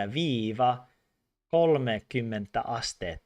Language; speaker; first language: Finnish; non-native, learner; English